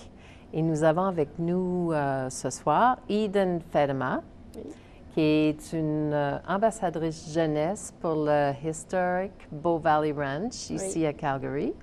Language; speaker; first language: French; native; French